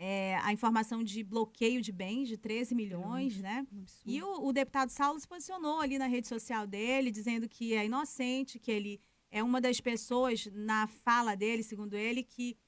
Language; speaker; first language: Portuguese; native; Portuguese